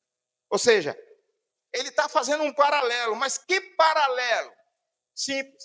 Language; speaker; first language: Portuguese; native; Portuguese